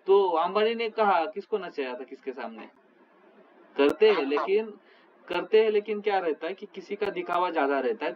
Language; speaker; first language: Hindi; non-native, local second language; Marathi